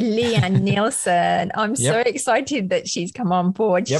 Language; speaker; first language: English; native; English